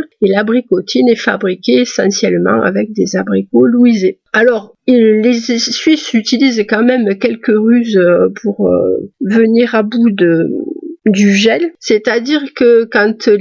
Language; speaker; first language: French; native; French